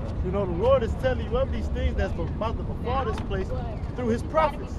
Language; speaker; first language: English; native; English